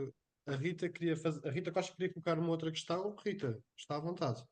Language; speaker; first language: Portuguese; native; Portuguese